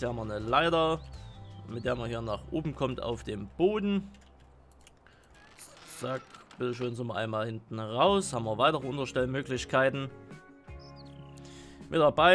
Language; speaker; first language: German; native; German